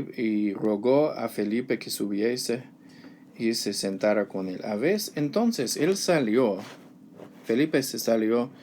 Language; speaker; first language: Spanish; non-native, learner; English